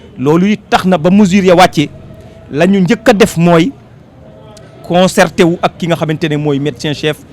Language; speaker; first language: Wolof; native; Wolof